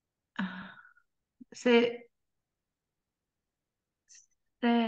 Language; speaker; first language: French; non-native, learner; Turkish